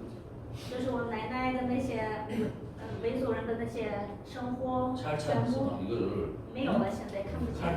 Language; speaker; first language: Chinese; non-native, local second language; Uyghur